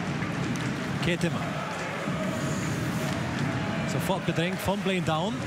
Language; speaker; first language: German; native; German